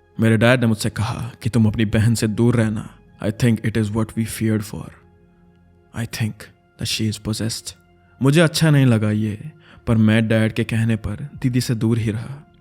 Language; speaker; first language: Hindi; native; Hindi